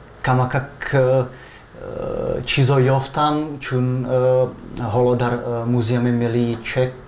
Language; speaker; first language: Persian; non-native, fluent; Slovak